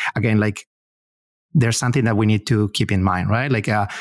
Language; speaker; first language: English; non-native, fluent; Spanish